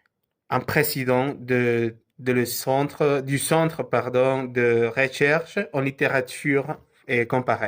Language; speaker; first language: French; non-native, learner; Spanish